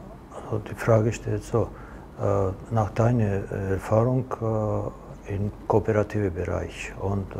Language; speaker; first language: German; non-native, learner; Georgian